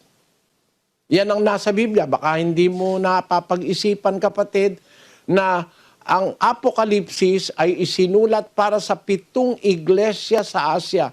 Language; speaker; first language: Filipino; native; Filipino